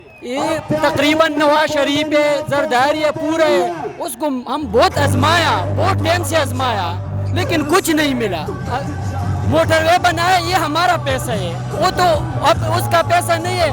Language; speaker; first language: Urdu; non-native, local second language; Pashto